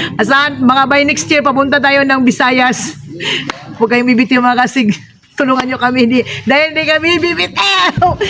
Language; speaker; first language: Filipino; non-native, local second language; Cebuano